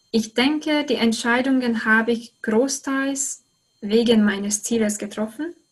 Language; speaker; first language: German; non-native, fluent; Hungarian